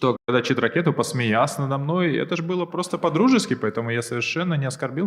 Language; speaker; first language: Russian; native; Russian